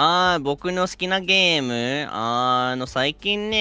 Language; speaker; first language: Japanese; non-native, fluent; English